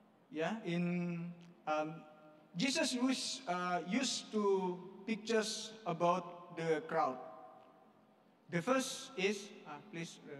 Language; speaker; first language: English; non-native, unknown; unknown